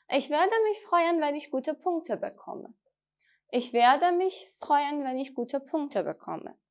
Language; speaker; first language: German; non-native, fluent; Persian